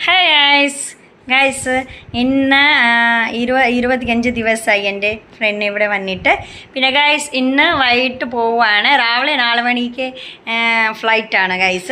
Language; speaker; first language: Malayalam; non-native, learner; Hindi